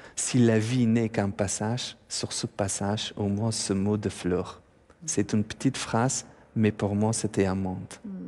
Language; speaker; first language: French; non-native, fluent; Persian